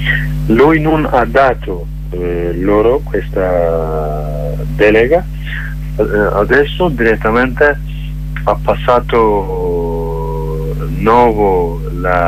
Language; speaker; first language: Italian; non-native, learner; Kurdish